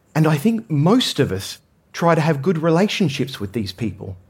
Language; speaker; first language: English; native; English